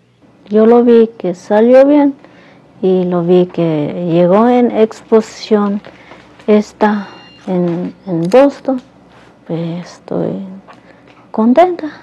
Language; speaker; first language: Spanish; non-native, local second language; Tzotzil